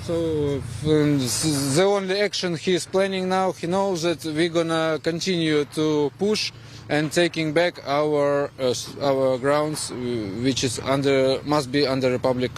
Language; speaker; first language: English; non-native, fluent; Russian